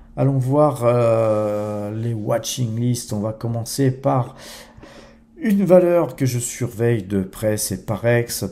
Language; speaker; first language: French; native; French